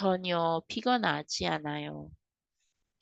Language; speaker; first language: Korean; non-native, learner; Kinaray-a